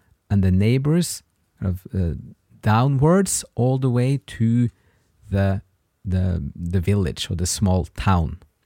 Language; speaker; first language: English; non-native, fluent; Norwegian